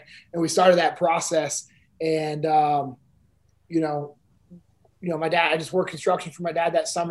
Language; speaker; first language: English; native; English